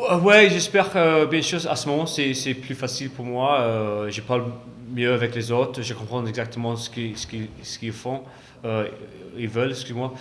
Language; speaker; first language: French; non-native, fluent; English